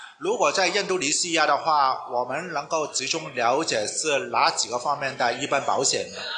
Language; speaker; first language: Chinese; non-native, local second language; Cantonese